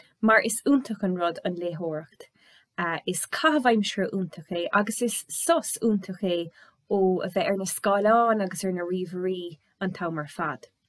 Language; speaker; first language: Irish; native; Irish